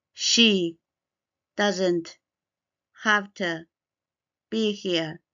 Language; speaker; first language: English; non-native, fluent; Chinese